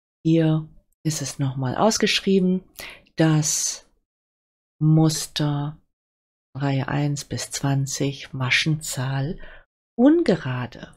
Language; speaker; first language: German; native; German